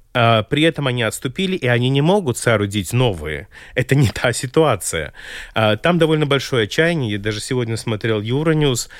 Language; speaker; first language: Russian; non-native, local second language; Latvian